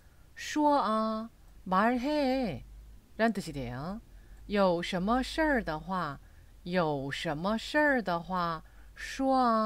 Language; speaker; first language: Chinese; non-native, fluent; Korean